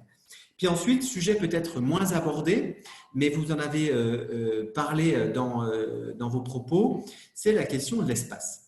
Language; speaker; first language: French; native; French